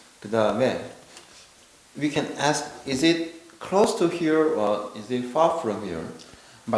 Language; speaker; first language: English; non-native, learner; Korean